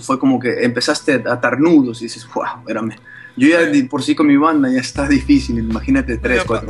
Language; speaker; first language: Spanish; early bilingual, other home language; English